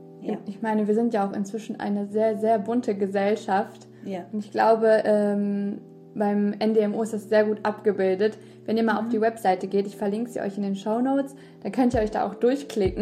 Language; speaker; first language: German; early bilingual, other home language; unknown